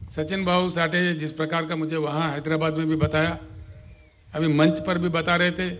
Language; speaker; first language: Hindi; non-native, local second language; Telugu